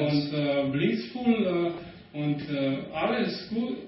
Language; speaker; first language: German; non-native, learner; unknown